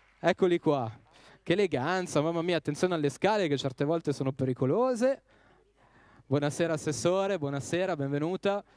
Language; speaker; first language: Italian; native; Italian